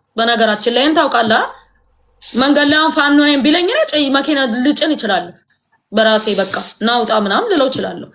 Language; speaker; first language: Amharic; native; Amharic